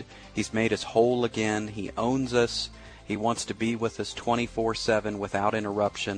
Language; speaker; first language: English; native; English